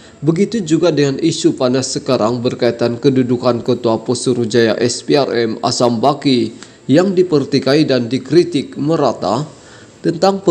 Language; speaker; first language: Malay; native; Malay